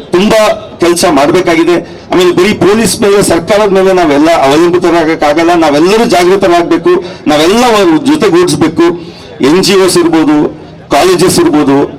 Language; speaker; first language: Kannada; native; Kannada